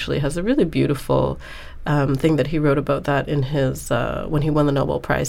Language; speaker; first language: English; native; English